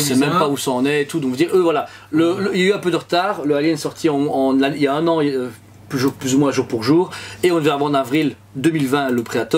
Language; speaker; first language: French; native; French